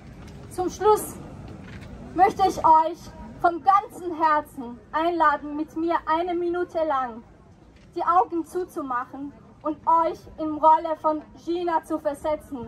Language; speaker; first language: German; non-native, fluent; Persian